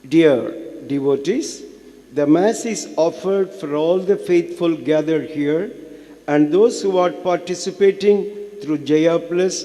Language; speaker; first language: English; non-native, local second language; Tamil